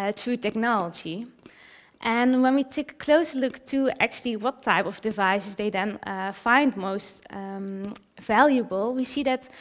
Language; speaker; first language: English; early bilingual, other home language; Dutch